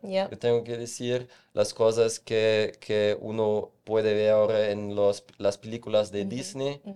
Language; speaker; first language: Spanish; non-native, fluent; German